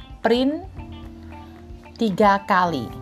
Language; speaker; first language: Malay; non-native, fluent; Chinese